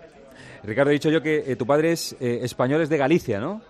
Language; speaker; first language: Spanish; native; Spanish